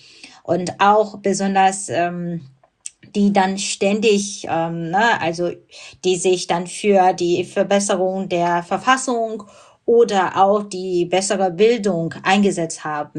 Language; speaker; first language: German; non-native, fluent; Burmese